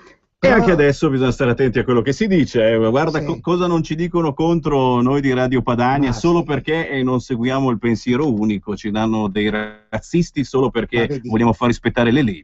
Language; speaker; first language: Italian; native; Italian